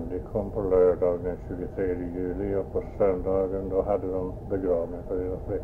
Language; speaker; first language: Swedish; early bilingual, heritage; Swedish